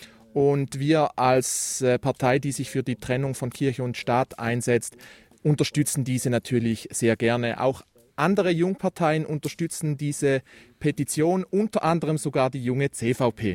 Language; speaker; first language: German; native; German